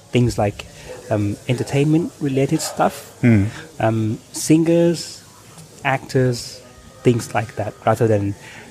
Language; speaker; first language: English; non-native, fluent; Thai